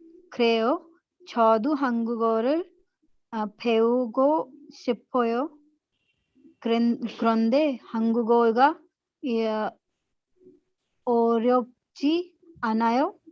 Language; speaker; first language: Korean; non-native, learner; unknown